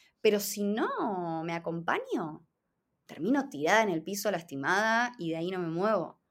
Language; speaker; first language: Spanish; native; Spanish